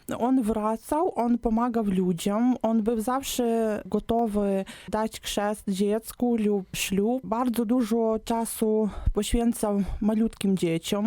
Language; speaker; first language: Polish; non-native, local second language; Ukrainian